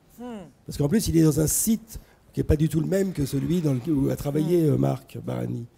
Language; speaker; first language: French; native; French